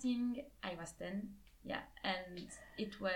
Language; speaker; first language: English; non-native, fluent; French